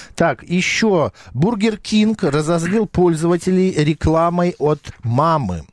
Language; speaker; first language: Russian; native; Russian